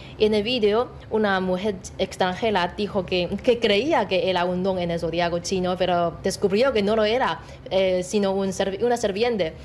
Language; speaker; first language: Spanish; non-native, fluent; Chinese